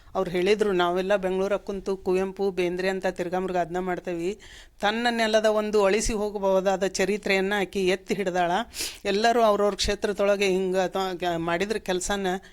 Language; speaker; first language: Kannada; native; Kannada